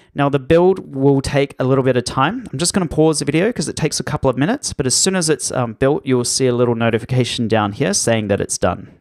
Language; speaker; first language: English; native; English